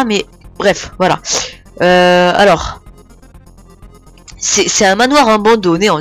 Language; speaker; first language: French; native; French